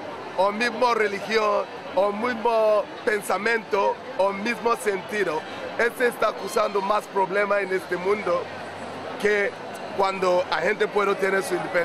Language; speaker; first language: Spanish; non-native, learner; Igbo